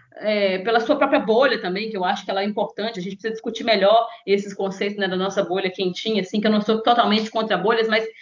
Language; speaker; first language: Portuguese; native; Portuguese